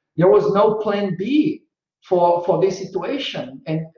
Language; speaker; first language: English; non-native, fluent; Portuguese